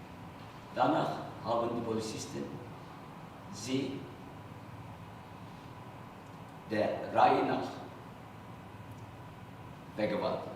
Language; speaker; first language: German; non-native, fluent; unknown